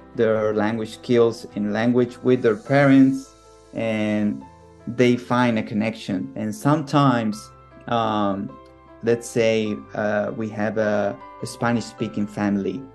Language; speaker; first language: English; non-native, fluent; Spanish